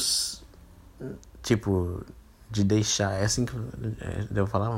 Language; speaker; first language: Portuguese; non-native, fluent; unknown